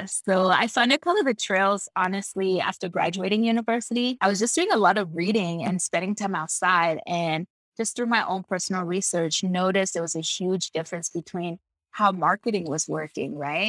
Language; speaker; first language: English; non-native, fluent; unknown